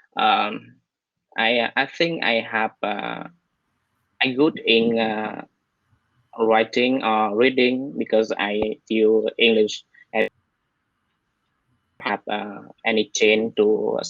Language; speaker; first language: English; non-native, learner; Vietnamese